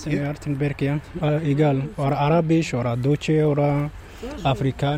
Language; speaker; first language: German; non-native, learner; Somali